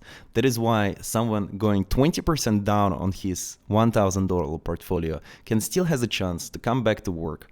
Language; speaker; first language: English; non-native, fluent; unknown